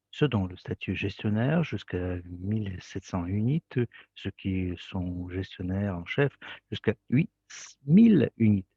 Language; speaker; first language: French; non-native, fluent; Russian